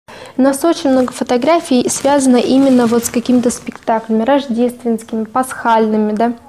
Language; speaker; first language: Russian; native; Russian